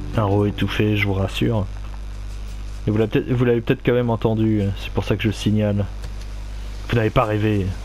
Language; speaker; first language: French; native; French